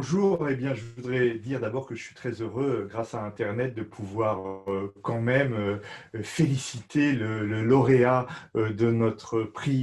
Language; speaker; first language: French; native; French